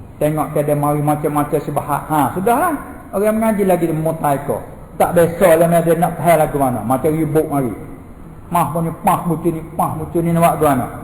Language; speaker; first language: Malay; native; Malay